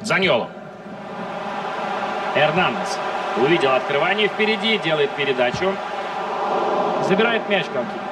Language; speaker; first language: Russian; native; Russian